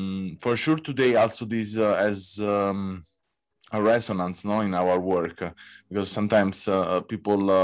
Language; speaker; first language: English; non-native, learner; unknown